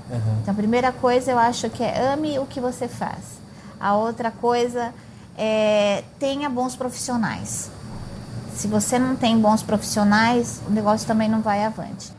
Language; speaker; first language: Portuguese; native; Portuguese